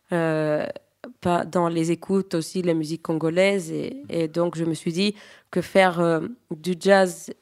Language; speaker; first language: French; early bilingual, other home language; Greek